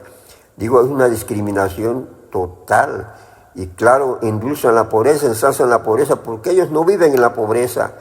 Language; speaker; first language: Spanish; native; Spanish